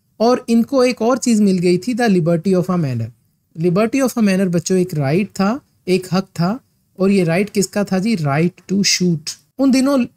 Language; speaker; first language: Hindi; non-native, local second language; Punjabi